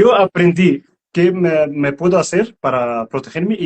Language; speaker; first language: Spanish; non-native, learner; Arabic